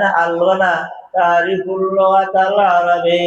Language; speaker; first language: Arabic; non-native, fluent; Bangla